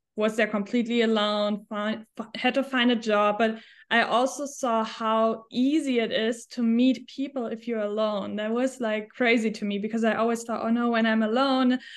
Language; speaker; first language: English; non-native, fluent; German